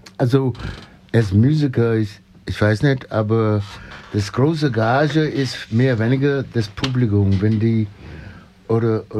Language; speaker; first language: German; non-native, learner; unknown